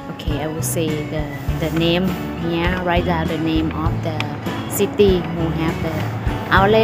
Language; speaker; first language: English; non-native, learner; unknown